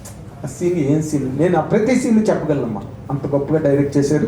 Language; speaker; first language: Telugu; native; Telugu